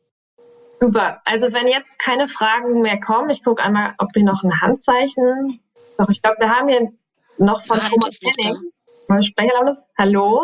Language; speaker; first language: German; native; German